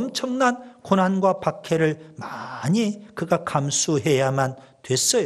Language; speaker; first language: Korean; native; Korean